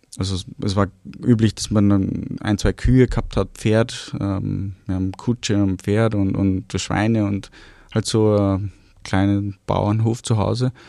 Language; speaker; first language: German; early bilingual, other home language; Romanian